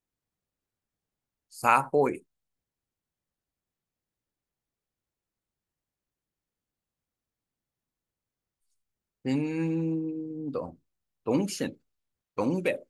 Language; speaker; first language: Vietnamese; non-native, learner; Korean